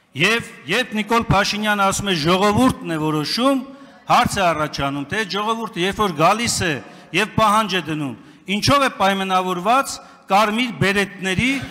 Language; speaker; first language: Armenian; native; Armenian